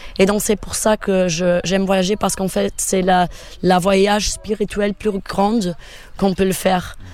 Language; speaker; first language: French; non-native, fluent; Portuguese